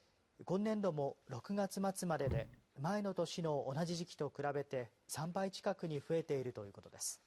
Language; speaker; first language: Japanese; native; Japanese